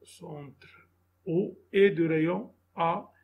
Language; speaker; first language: French; non-native, local second language; Arabic